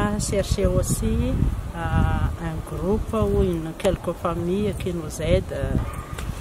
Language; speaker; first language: French; non-native, local second language; Malagasy